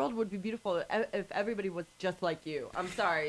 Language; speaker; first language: English; non-native, fluent; Polish